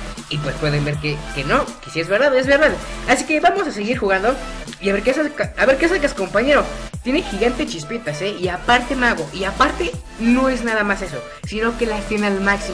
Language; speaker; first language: Spanish; native; Spanish